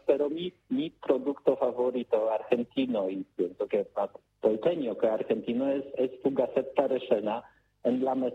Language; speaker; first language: Spanish; non-native, learner; Polish